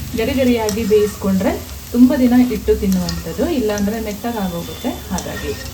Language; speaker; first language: Kannada; native; Kannada